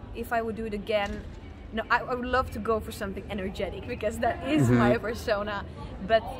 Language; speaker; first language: English; non-native, fluent; Finnish